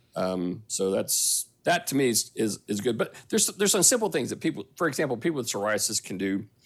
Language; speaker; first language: English; native; English